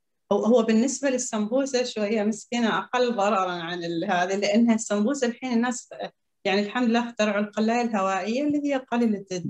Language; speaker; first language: Arabic; native; Arabic